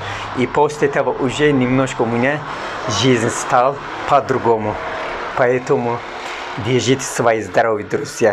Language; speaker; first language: Russian; non-native, fluent; Turkish